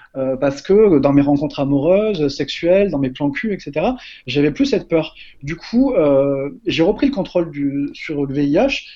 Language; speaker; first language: French; native; French